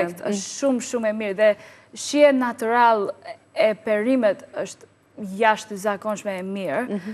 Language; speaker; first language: Albanian; non-native, learner; English